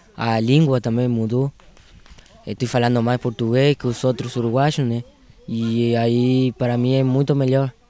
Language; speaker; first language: Portuguese; non-native, learner; Spanish